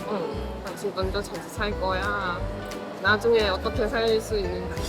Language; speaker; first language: Korean; non-native, learner; Chinese